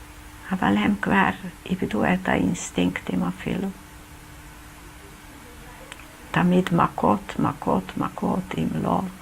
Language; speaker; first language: Hebrew; non-native, fluent; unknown